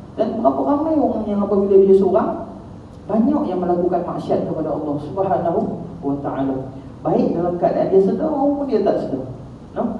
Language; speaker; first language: Malay; native; Malay